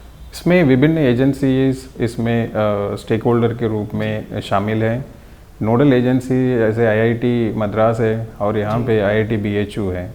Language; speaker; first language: Hindi; non-native, local second language; Tamil